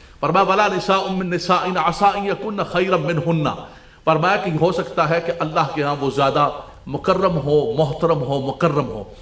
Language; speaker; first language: Urdu; non-native, local second language; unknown